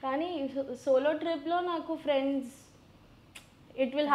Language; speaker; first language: Telugu; non-native, learner; Gujarati